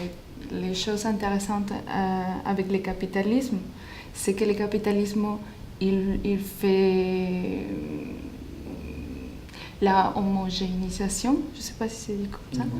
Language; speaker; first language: French; non-native, learner; Spanish